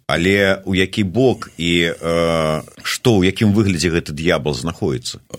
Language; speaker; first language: Belarusian; native; Belarusian